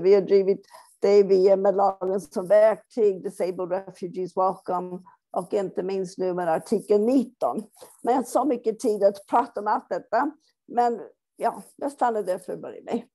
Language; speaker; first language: Swedish; non-native, fluent; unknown